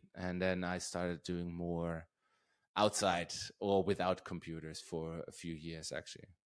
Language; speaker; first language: English; non-native, fluent; German